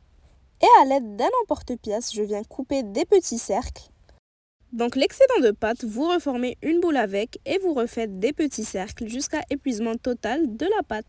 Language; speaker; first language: French; native; French